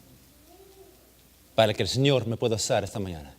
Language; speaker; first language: Spanish; early bilingual, heritage; English